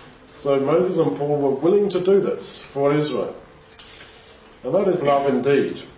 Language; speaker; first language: English; native; English